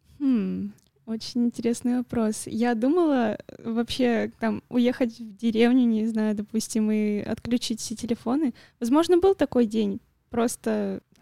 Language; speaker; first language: Russian; native; Russian